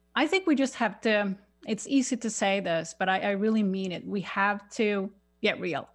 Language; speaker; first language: English; non-native, fluent; Swedish